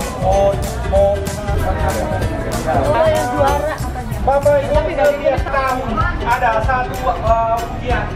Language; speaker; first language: Indonesian; non-native, learner; Vietnamese